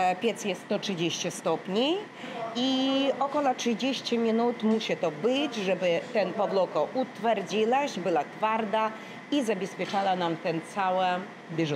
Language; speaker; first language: Polish; non-native, learner; Russian